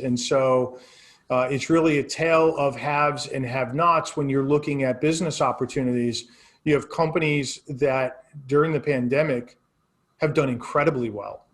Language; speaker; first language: English; native; English